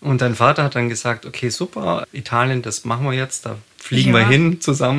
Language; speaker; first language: German; native; German